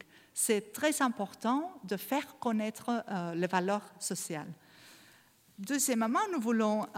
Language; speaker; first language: French; non-native, learner; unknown